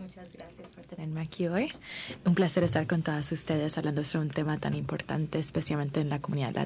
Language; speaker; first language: Spanish; early bilingual, heritage; English